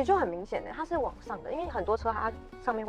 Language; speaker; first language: Chinese; native; Chinese